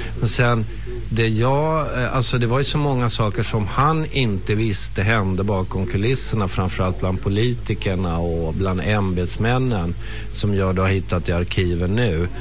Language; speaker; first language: Swedish; native; Swedish